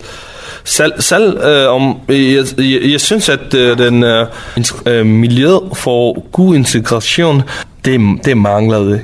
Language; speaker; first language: Danish; non-native, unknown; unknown